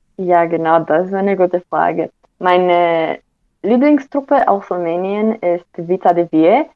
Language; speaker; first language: German; non-native, fluent; Romanian